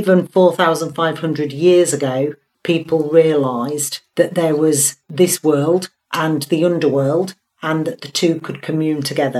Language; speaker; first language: English; native; English